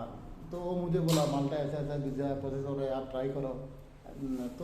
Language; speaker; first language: Hindi; non-native, learner; Bangla